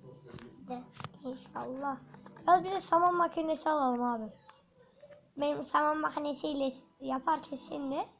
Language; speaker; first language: Turkish; native; Turkish